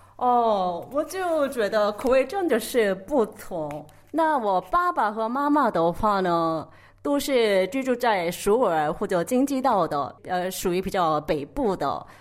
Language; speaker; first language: Chinese; non-native, fluent; Korean